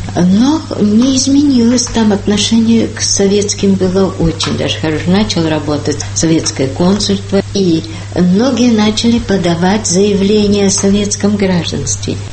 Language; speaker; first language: Russian; early bilingual, heritage; Russian